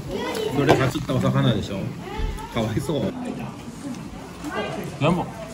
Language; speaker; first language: Japanese; native; Japanese